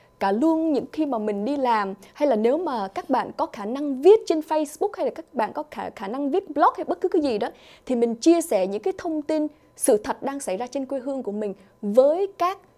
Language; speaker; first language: Vietnamese; early bilingual, other home language; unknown